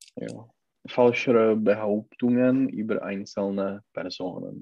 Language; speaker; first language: German; non-native, learner; Czech